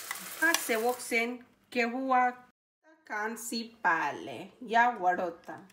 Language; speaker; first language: Finnish; non-native, learner; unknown